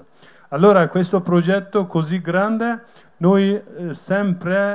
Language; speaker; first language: Italian; non-native, learner; Kurdish